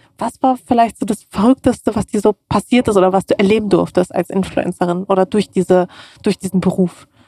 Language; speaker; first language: German; early bilingual, other home language; Russian